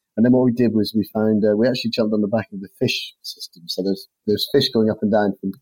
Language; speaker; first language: English; native; English